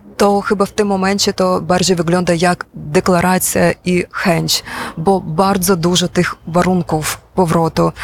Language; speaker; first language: Polish; non-native, fluent; Ukrainian